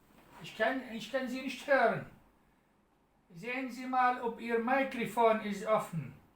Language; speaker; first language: German; non-native, learner; Arabic